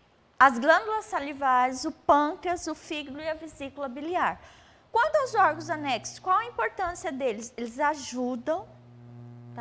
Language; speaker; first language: Portuguese; native; Portuguese